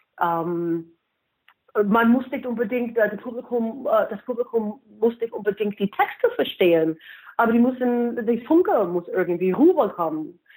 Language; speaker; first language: German; non-native, fluent; English